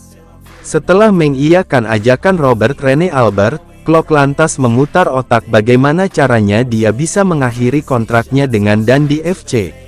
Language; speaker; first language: Indonesian; native; Indonesian